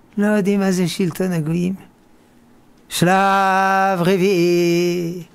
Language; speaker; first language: Hebrew; non-native, fluent; French